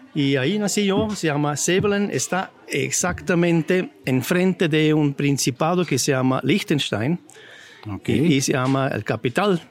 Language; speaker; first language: Spanish; non-native, fluent; Swiss German